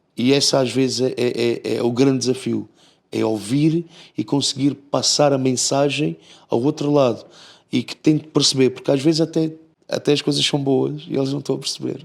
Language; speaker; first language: Portuguese; native; Portuguese